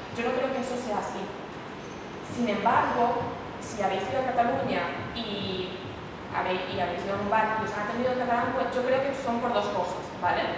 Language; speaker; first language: Spanish; native; Spanish